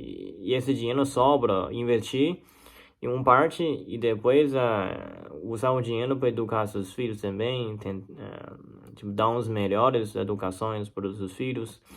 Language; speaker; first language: Portuguese; non-native, learner; Chinese